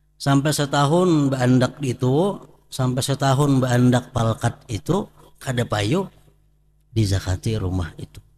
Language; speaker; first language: Indonesian; non-native, local second language; Banjar